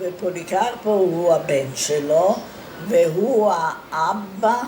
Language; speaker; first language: Hebrew; non-native, fluent; Italian